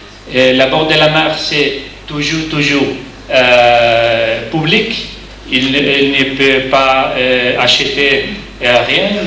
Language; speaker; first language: French; non-native, learner; Spanish